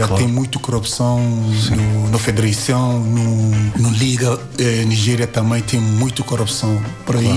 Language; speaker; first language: Portuguese; non-native, learner; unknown